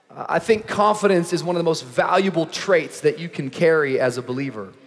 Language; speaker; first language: English; native; English